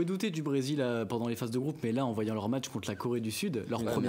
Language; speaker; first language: French; native; French